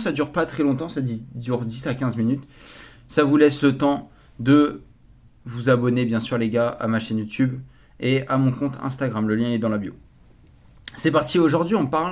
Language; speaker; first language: French; native; French